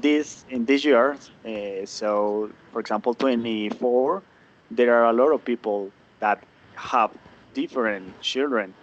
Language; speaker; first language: English; non-native, learner; Spanish